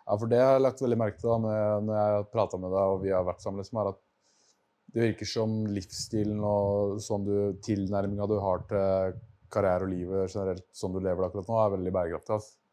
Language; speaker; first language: Norwegian; native; Norwegian